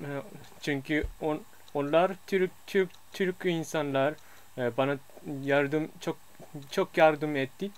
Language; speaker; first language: Turkish; non-native, learner; Japanese